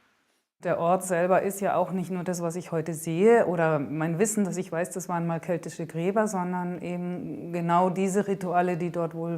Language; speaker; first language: German; native; German